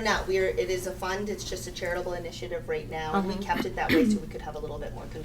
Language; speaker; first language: English; native; English